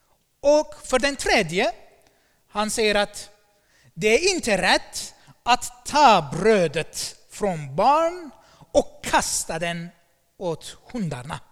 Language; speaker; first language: Swedish; non-native, fluent; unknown